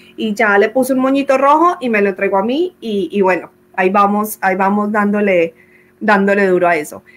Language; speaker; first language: Spanish; native; Spanish